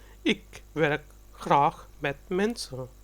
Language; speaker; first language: Dutch; non-native, fluent; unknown